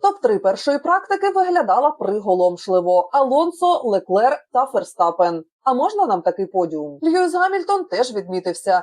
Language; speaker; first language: Ukrainian; native; Ukrainian